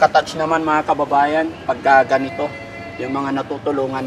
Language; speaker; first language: Filipino; native; Filipino